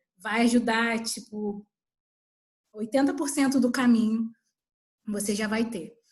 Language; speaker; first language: Portuguese; native; Portuguese